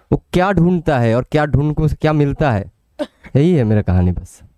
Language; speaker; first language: Hindi; non-native, local second language; Bangla